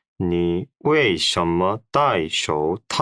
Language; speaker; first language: Chinese; non-native, learner; Korean